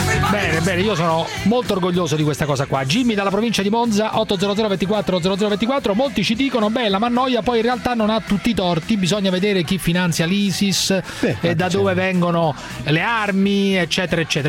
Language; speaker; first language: Italian; native; Italian